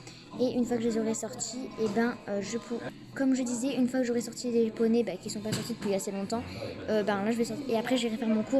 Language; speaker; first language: French; native; French